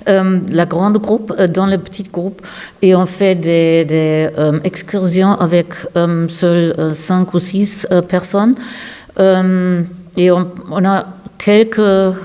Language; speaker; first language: French; non-native, learner; German